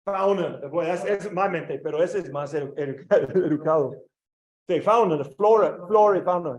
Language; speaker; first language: Spanish; non-native, learner; English